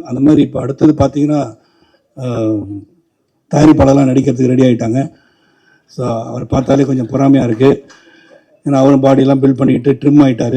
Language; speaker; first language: Tamil; native; Tamil